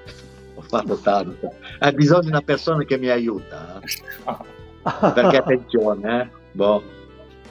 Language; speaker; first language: Italian; non-native, fluent; French